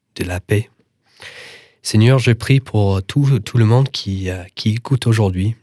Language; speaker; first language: French; non-native, fluent; English